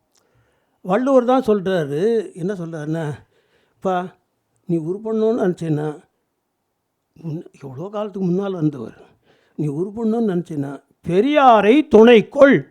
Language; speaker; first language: Tamil; native; Tamil